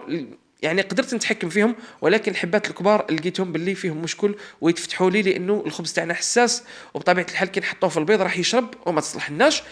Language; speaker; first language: Arabic; native; Arabic